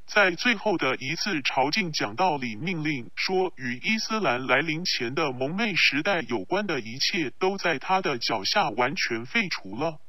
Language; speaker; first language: Chinese; non-native, local second language; Cantonese